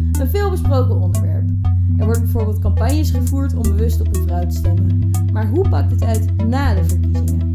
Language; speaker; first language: Dutch; native; Dutch